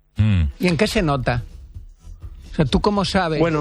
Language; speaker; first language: Spanish; native; Spanish